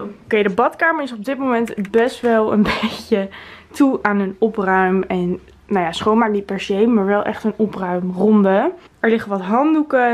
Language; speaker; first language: Dutch; native; Dutch